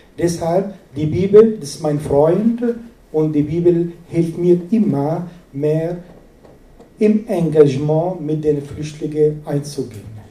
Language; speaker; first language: German; non-native, fluent; Arabic